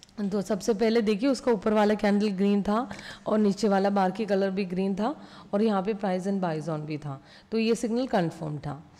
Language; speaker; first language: Hindi; non-native, local second language; Malayalam